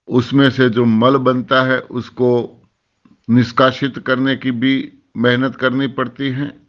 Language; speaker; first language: Hindi; non-native, local second language; Gujarati